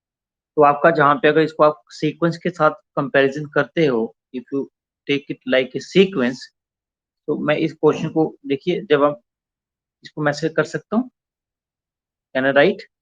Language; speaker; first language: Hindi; non-native, local second language; Punjabi